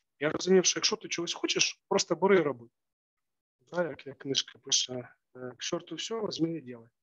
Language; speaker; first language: Ukrainian; native; Ukrainian